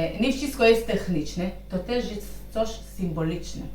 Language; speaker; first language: Polish; non-native, learner; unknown